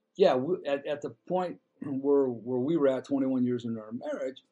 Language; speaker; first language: English; native; English